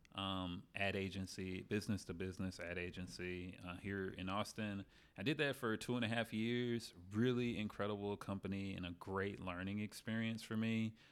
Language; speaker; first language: English; native; English